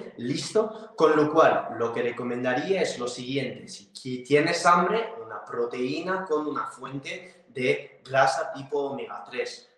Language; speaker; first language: Spanish; non-native, fluent; French